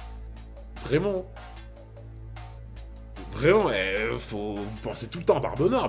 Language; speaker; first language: French; native; French